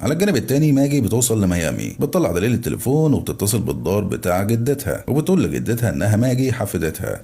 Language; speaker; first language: Arabic; native; Arabic